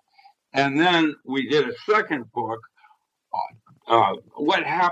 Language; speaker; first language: English; native; English